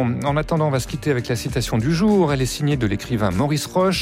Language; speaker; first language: French; native; French